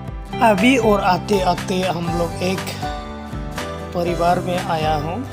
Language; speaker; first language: Hindi; non-native, local second language; Bodo